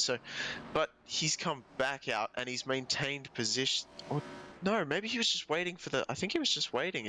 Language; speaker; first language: English; native; English